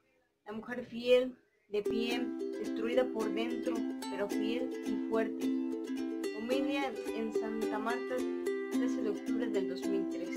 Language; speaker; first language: Spanish; native; Spanish